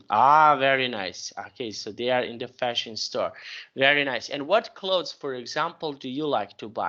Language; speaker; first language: English; non-native, fluent; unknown